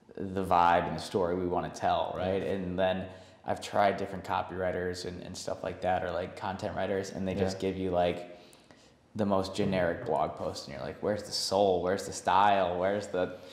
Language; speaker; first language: English; native; English